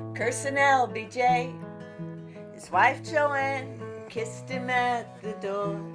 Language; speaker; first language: English; native; English